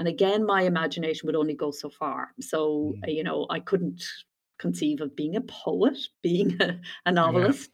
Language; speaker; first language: English; native; English